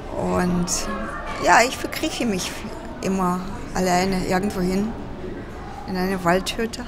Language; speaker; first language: German; non-native, fluent; Russian